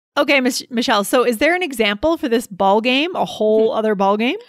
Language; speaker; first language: English; native; English